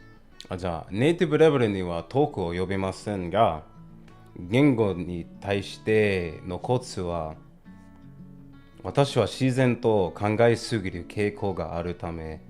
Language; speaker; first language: Japanese; non-native, learner; English